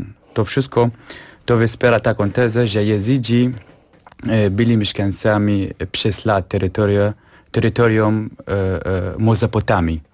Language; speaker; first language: Polish; non-native, fluent; Kurdish